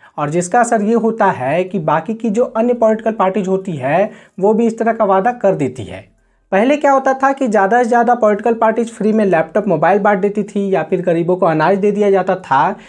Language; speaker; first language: Hindi; native; Hindi